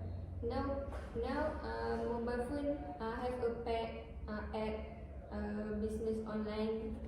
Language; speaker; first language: English; non-native, learner; Malay